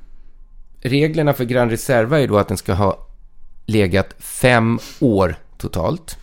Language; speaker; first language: Swedish; native; Swedish